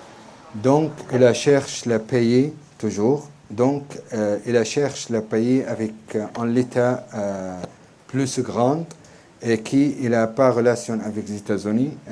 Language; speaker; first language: French; non-native, learner; Arabic